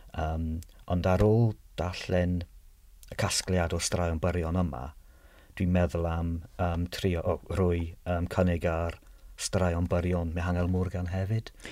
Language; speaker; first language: Welsh; non-native, fluent; English